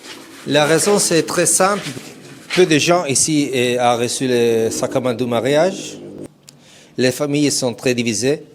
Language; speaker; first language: French; non-native, fluent; Italian